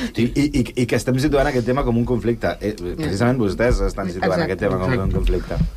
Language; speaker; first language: Catalan; non-native, local second language; Spanish